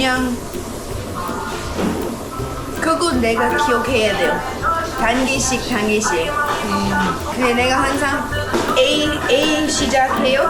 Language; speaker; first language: Korean; non-native, learner; English